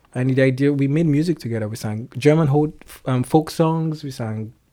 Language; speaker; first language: English; non-native, local second language; Yoruba